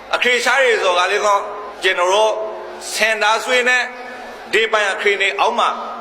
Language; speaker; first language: Burmese; native; Burmese